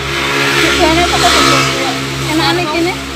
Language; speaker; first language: Chinese; early bilingual, heritage; Chinese